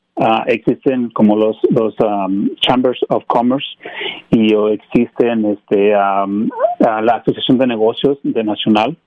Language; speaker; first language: Spanish; native; Spanish